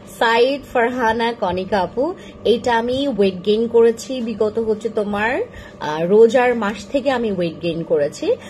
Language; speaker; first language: Bangla; native; Bangla